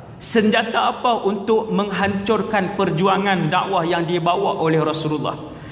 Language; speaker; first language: Malay; native; Malay